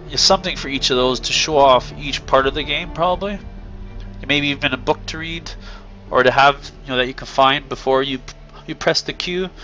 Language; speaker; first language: English; native; English